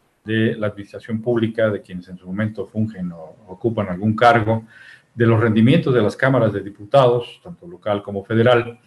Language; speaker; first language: Spanish; native; Spanish